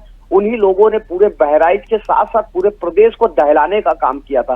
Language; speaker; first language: Hindi; native; Hindi